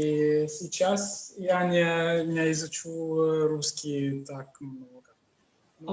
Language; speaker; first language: Russian; non-native, learner; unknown